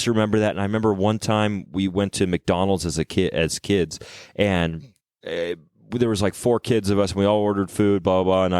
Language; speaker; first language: English; native; English